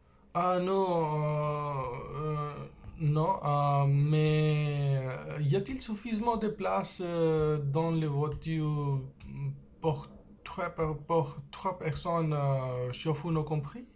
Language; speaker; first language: French; non-native, fluent; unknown